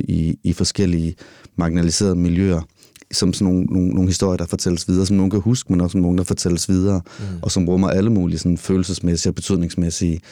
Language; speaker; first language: Danish; native; Danish